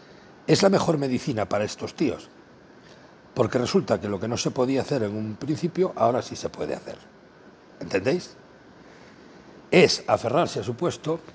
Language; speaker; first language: Spanish; native; Spanish